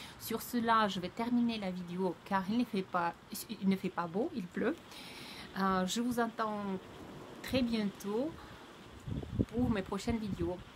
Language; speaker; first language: French; non-native, fluent; Russian